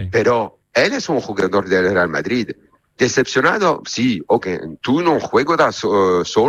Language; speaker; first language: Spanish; non-native, learner; Italian